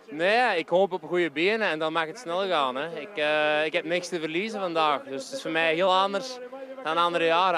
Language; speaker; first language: Dutch; native; Dutch